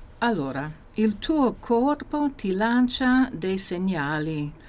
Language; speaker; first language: Italian; non-native, fluent; English